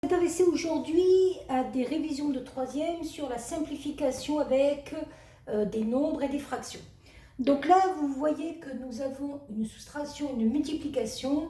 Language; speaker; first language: French; native; French